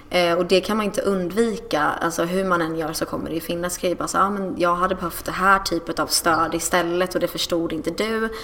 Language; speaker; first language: Swedish; early bilingual, other home language; English